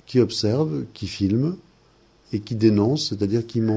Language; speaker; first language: French; native; French